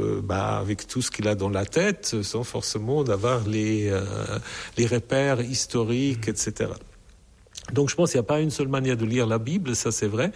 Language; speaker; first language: French; non-native, fluent; German